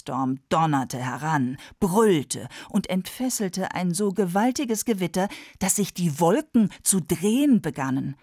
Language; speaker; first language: German; native; German